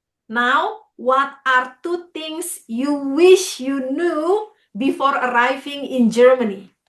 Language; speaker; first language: English; non-native, fluent; Indonesian